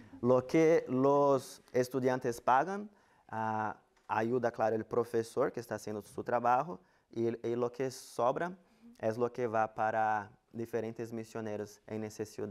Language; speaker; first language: Spanish; non-native, fluent; Portuguese